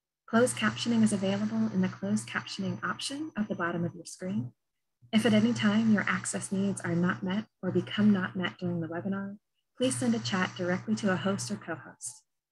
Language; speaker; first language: English; native; English